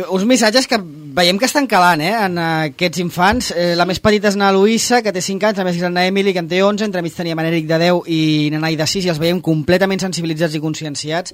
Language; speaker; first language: Catalan; native; Catalan